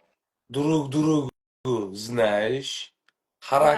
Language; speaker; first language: Russian; non-native, learner; Uzbek